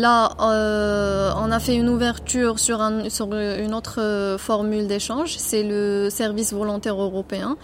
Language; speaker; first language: French; non-native, local second language; Arabic